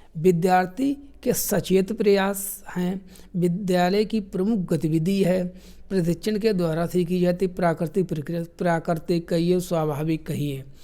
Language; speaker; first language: Hindi; native; Hindi